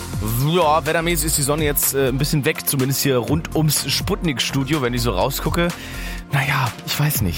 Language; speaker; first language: German; native; German